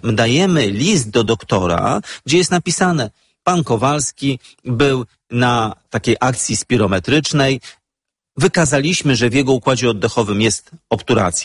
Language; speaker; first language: Polish; native; Polish